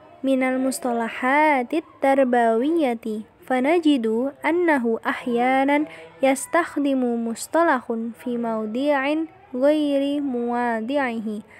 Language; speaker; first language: Arabic; non-native, learner; Indonesian